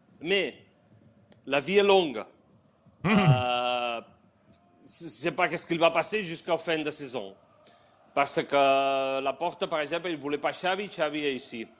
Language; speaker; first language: French; non-native, learner; Spanish